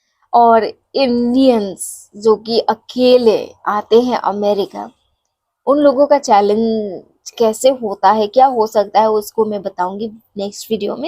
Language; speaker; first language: Hindi; non-native, local second language; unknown